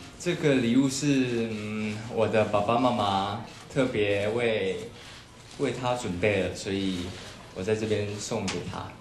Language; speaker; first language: Chinese; non-native, fluent; Japanese